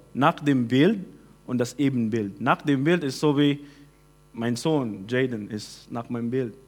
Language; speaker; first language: German; non-native, fluent; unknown